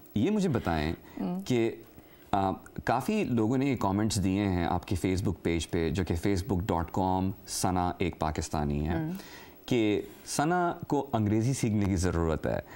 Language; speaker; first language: Urdu; native; Urdu